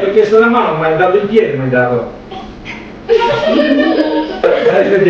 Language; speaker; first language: Italian; non-native, fluent; Albanian